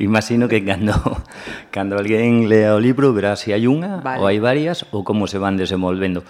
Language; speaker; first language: Galician; native; Galician